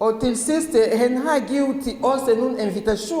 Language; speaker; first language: Danish; non-native, learner; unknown